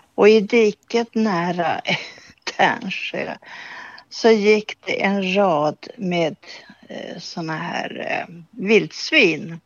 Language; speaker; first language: Swedish; native; Swedish